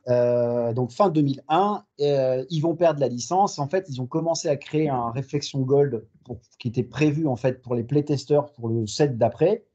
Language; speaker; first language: French; native; French